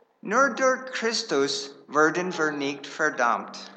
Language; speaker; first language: German; non-native, fluent; English